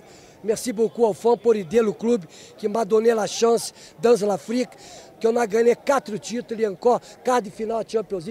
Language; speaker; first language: French; non-native, fluent; Portuguese